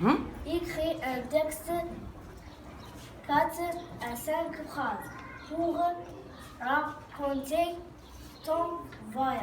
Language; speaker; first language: French; non-native, learner; Arabic